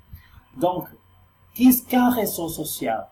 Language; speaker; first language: French; non-native, learner; Spanish